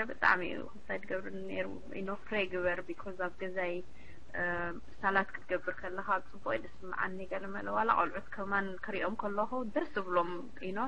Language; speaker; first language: Tigrinya; early bilingual, heritage; Tigrinya